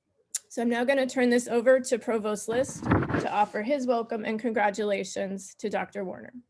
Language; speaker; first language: English; native; English